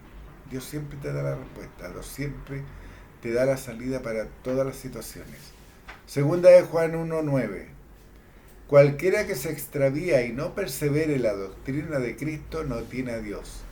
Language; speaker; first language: Spanish; native; Spanish